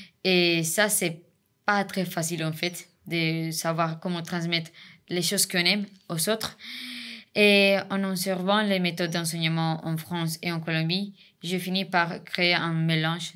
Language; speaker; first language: French; non-native, fluent; Spanish